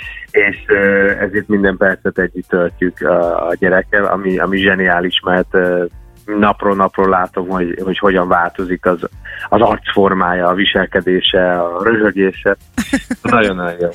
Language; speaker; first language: Hungarian; non-native, fluent; English